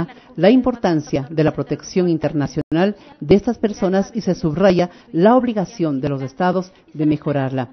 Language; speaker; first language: Spanish; native; Spanish